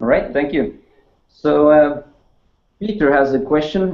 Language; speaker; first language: English; non-native, fluent; Estonian